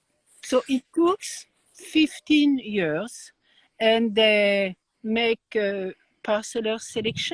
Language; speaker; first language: English; non-native, learner; French